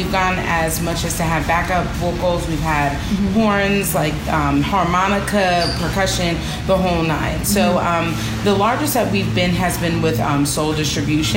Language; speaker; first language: English; native; English